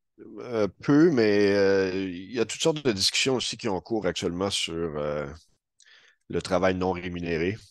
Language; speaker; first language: French; native; French